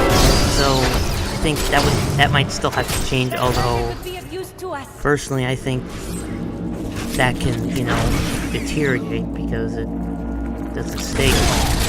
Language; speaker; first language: English; native; English